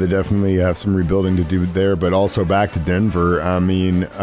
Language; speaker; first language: English; native; English